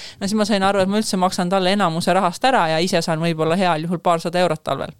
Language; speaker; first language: Estonian; native; Estonian